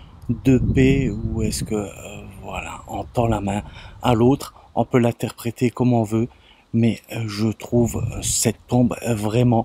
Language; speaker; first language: French; native; French